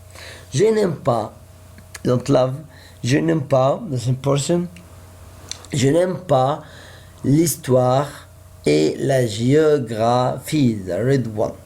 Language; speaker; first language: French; non-native, fluent; Arabic